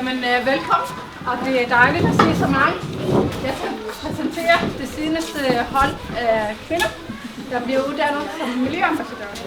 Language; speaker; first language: Danish; non-native, fluent; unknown